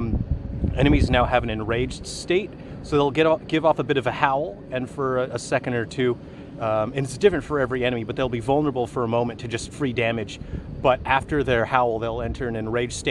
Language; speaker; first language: English; native; English